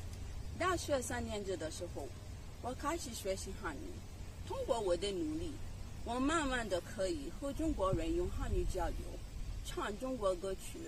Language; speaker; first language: Chinese; non-native, learner; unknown